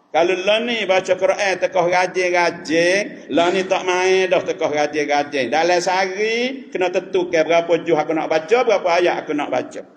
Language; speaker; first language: Malay; native; Malay